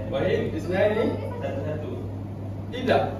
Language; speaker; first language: Arabic; non-native, learner; Malay